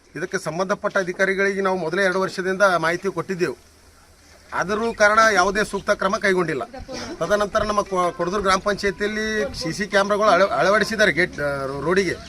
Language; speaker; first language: Kannada; native; Kannada